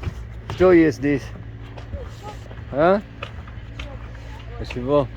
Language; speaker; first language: Russian; non-native, learner; English